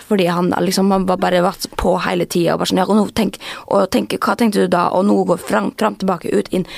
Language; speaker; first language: Norwegian; native; Norwegian